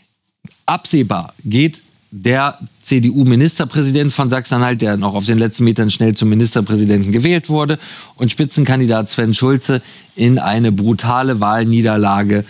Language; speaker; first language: German; native; German